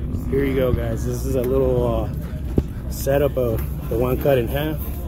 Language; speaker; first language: English; early bilingual, other home language; Spanish